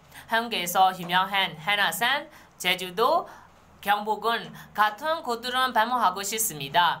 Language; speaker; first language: Korean; non-native, learner; Burmese